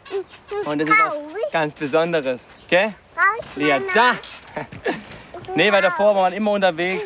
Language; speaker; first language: German; native; German